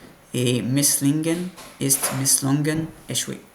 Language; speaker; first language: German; non-native, learner; French